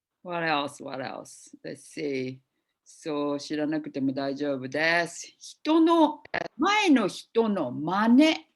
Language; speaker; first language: Japanese; non-native, fluent; English